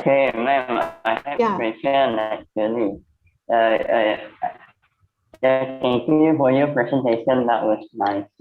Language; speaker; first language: English; non-native, learner; Indonesian